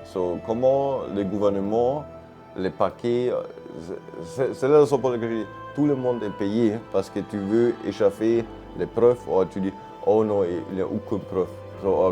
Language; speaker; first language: French; non-native, fluent; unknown